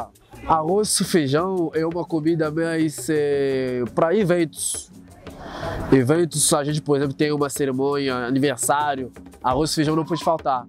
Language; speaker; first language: Portuguese; non-native, fluent; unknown